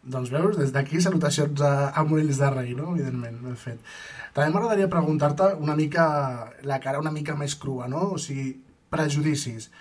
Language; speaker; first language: Catalan; native; Catalan